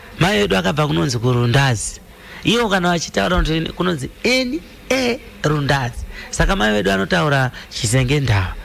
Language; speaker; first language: Shona; early bilingual, other home language; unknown